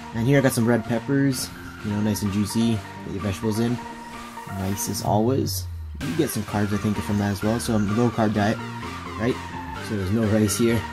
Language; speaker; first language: English; native; English